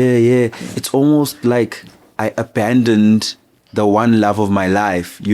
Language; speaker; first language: English; non-native, local second language; Zulu